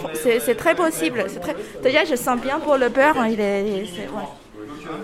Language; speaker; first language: French; non-native, fluent; Chinese